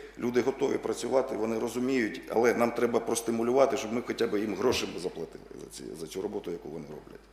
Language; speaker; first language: Ukrainian; native; Ukrainian